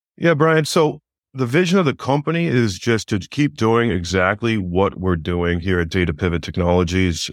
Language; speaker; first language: English; native; English